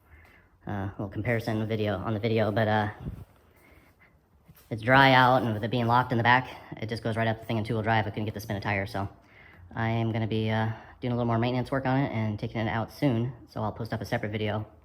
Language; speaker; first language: English; native; English